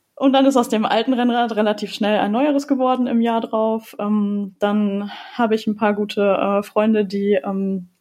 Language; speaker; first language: German; native; German